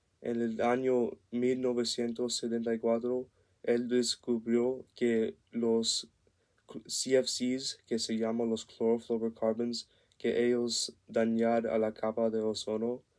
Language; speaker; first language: Spanish; non-native, learner; English